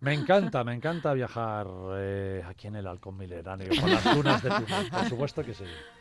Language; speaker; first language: Spanish; native; Spanish